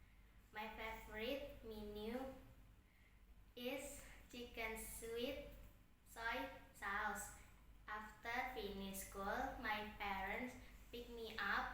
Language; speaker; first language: English; non-native, learner; Indonesian